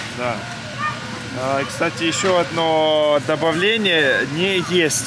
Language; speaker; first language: Russian; native; Russian